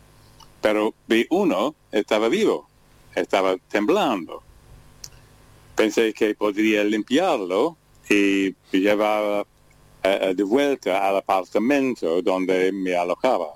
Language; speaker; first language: Spanish; non-native, learner; English